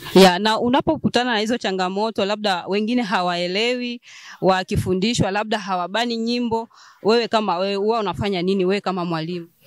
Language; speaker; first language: Swahili; native; Swahili